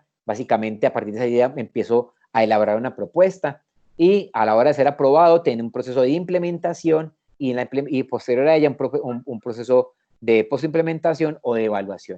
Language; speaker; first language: Spanish; native; Spanish